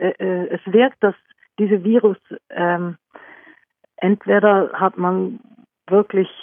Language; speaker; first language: German; non-native, fluent; Norwegian